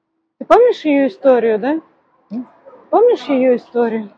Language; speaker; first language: Russian; native; Russian